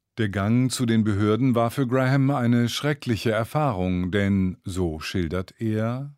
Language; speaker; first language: German; native; German